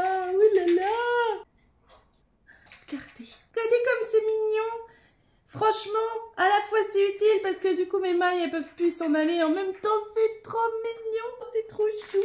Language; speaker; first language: French; native; French